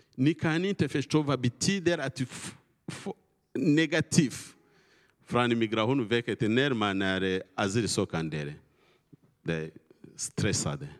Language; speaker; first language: Swedish; non-native, learner; Kinyarwanda